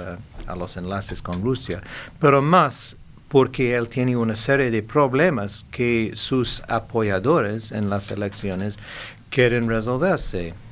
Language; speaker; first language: Spanish; non-native, fluent; English